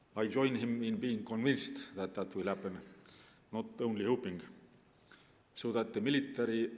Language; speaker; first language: English; non-native, fluent; Estonian